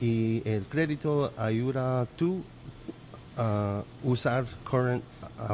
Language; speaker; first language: Spanish; non-native, learner; English